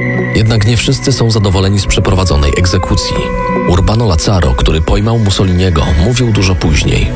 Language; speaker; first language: Polish; native; Polish